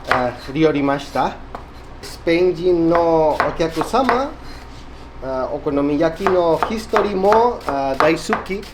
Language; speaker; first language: Japanese; non-native, learner; Spanish